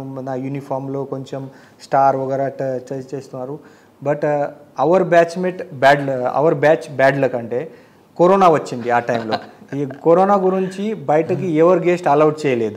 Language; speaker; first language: Telugu; non-native, learner; Marathi